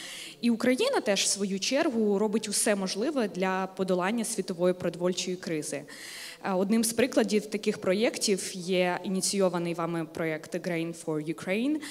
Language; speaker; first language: Ukrainian; native; Ukrainian